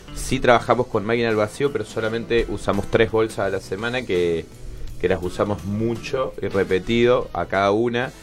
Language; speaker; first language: Spanish; native; Spanish